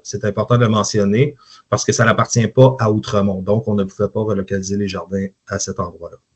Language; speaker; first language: French; native; French